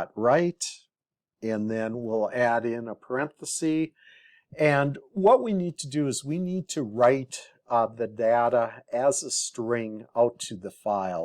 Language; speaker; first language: English; native; English